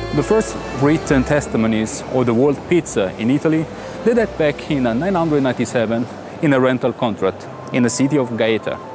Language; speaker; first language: English; non-native, fluent; Italian